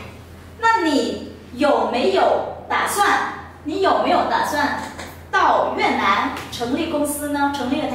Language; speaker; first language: Chinese; non-native, fluent; Vietnamese